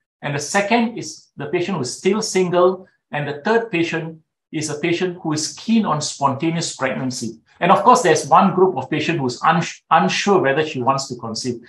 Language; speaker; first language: English; non-native, local second language; Tamil